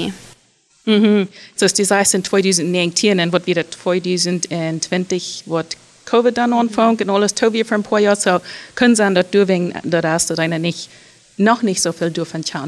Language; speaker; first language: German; non-native, learner; Plautdietsch